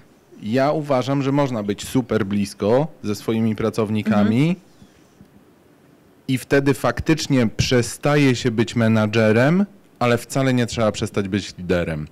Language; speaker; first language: Polish; native; Polish